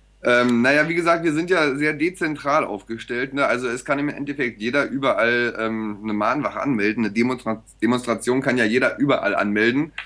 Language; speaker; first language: German; native; German